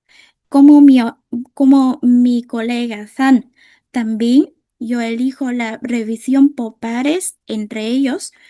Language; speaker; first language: Spanish; non-native, fluent; Vietnamese